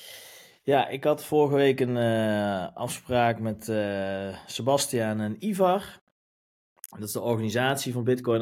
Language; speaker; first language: Dutch; native; Dutch